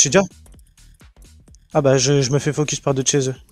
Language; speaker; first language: French; native; French